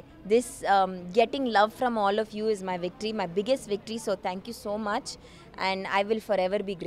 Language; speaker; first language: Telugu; non-native, learner; Malayalam